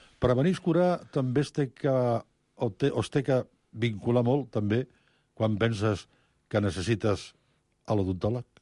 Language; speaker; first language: Catalan; native; Catalan